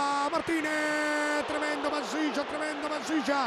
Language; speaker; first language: Spanish; native; Spanish